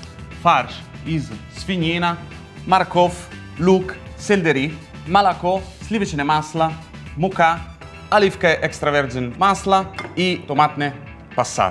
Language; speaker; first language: Russian; non-native, fluent; Italian